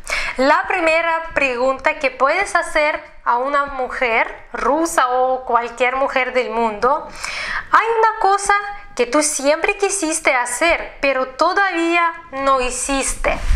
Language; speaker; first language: Spanish; non-native, fluent; Russian